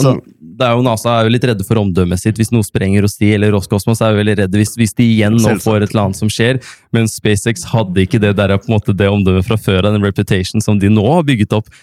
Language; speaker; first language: Norwegian; native; Norwegian